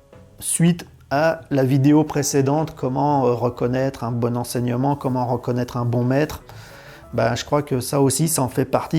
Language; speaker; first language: French; native; French